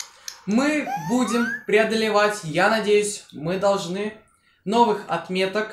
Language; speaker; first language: Russian; native; Russian